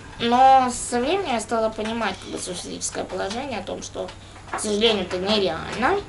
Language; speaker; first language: Russian; native; Russian